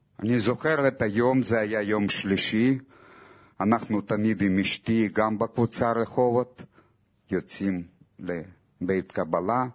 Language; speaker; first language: Hebrew; non-native, fluent; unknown